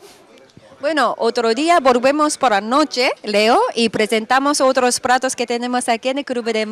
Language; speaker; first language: Spanish; non-native, fluent; Japanese